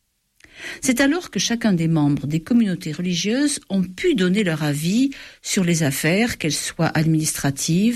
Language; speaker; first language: French; native; French